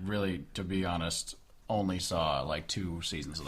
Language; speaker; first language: English; native; English